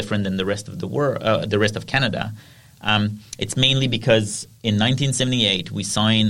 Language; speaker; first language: English; non-native, fluent; French